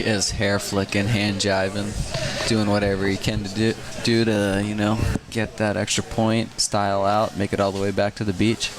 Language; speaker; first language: English; native; English